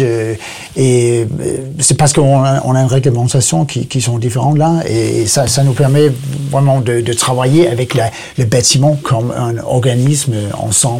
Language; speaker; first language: French; non-native, learner; Danish